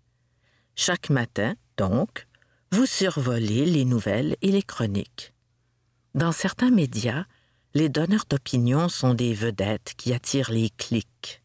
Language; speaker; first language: French; native; French